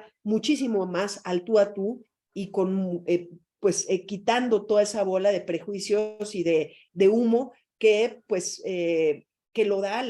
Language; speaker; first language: Spanish; native; Spanish